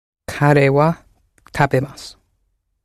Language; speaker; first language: Japanese; non-native, learner; English